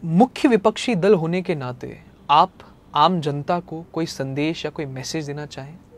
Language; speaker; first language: Hindi; native; Hindi